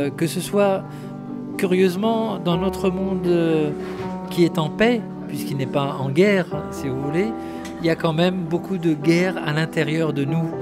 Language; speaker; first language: French; early bilingual, other home language; Arabic